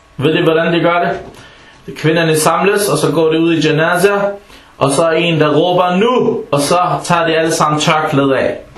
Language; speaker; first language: Danish; early bilingual, other home language; Arabic